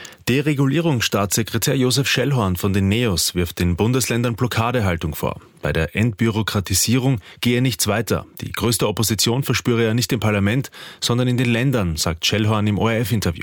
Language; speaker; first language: German; native; German